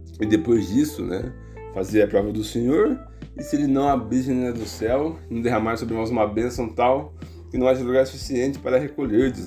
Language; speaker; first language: Portuguese; native; Portuguese